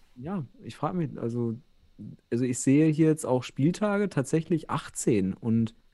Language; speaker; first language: German; native; German